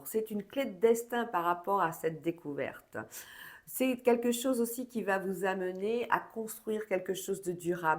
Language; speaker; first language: French; native; French